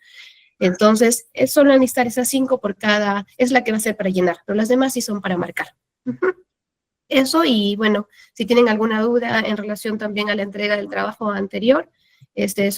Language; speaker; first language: Spanish; native; Spanish